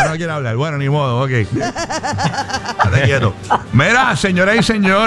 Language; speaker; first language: Spanish; native; Spanish